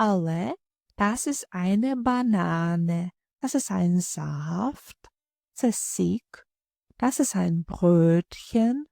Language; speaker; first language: German; non-native, fluent; Ukrainian